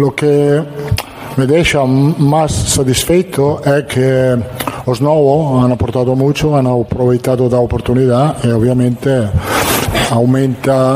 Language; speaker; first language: Portuguese; non-native, learner; Italian